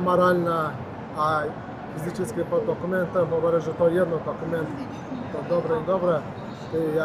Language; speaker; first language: Slovak; non-native, learner; Azerbaijani